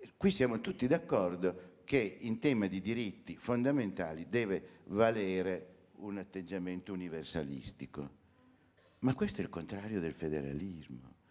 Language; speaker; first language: Italian; native; Italian